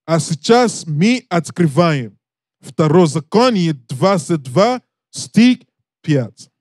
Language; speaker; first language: Russian; non-native, learner; English